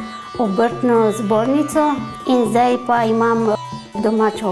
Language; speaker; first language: Slovenian; non-native, learner; Nepali